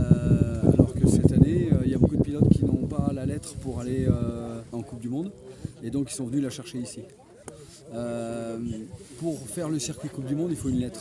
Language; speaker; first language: French; native; French